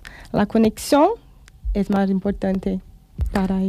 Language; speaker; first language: Spanish; non-native, learner; Portuguese